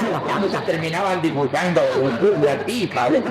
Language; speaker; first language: Spanish; native; Spanish